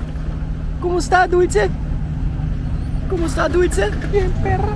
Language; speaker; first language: Spanish; non-native, learner; German